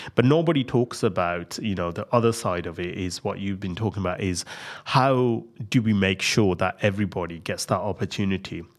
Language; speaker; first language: English; non-native, local second language; Punjabi